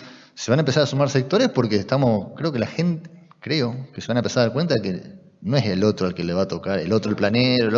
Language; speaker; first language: Spanish; native; Spanish